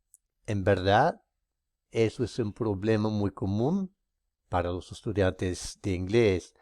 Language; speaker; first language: Spanish; non-native, fluent; English